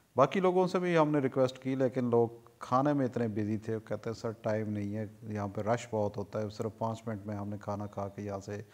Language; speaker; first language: Urdu; native; Urdu